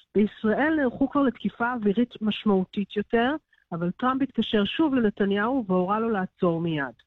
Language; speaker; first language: Hebrew; native; Hebrew